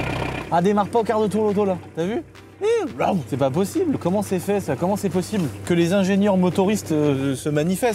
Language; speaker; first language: French; native; French